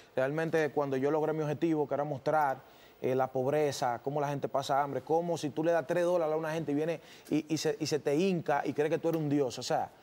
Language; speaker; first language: Spanish; native; Spanish